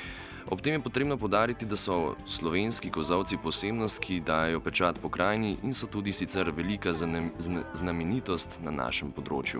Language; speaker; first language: Slovenian; native; Slovenian